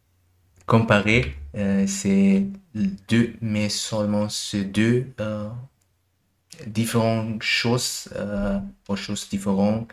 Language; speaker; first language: French; non-native, learner; German